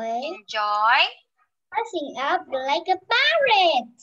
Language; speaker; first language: English; non-native, learner; Vietnamese